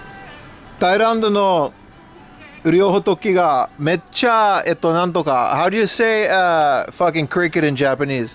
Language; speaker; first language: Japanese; non-native, learner; English